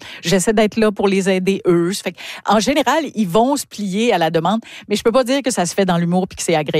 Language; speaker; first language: French; native; French